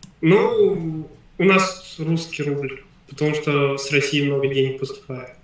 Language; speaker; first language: Russian; non-native, local second language; Tajik